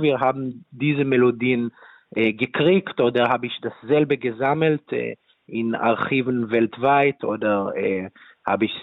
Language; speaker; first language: German; non-native, fluent; Hebrew